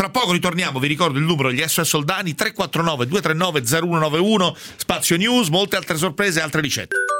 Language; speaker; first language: Italian; native; Italian